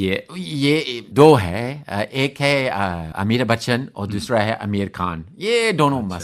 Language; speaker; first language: Hindi; non-native, fluent; English